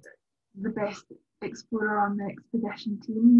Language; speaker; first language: English; native; English